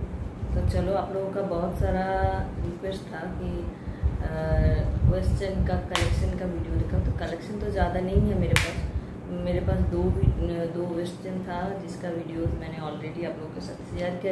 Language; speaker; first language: Hindi; non-native, local second language; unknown